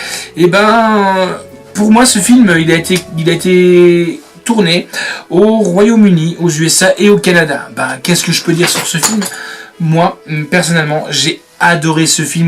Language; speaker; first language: French; native; French